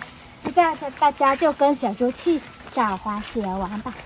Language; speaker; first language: Chinese; non-native, learner; Vietnamese